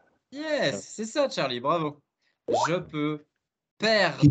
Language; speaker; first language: French; non-native, fluent; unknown